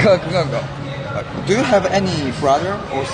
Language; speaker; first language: English; non-native, learner; Korean